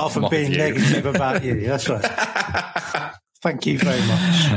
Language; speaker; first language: English; native; English